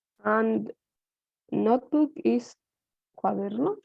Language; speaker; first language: English; non-native, learner; Spanish